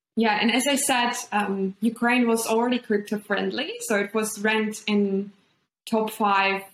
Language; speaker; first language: English; non-native, fluent; Ukrainian